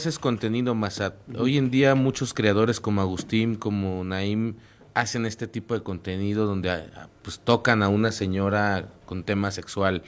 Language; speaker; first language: Spanish; native; Spanish